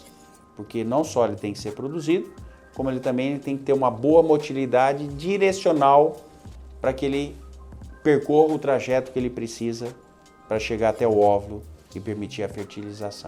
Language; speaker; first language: Portuguese; native; Portuguese